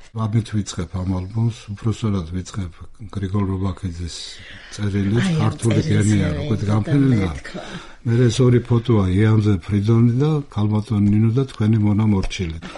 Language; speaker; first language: Georgian; native; Georgian